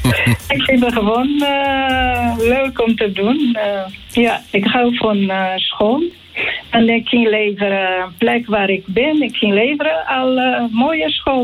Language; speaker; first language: Dutch; non-native, learner; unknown